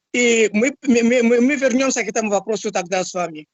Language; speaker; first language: Russian; non-native, fluent; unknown